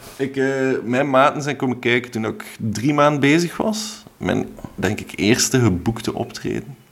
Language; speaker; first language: Dutch; native; Dutch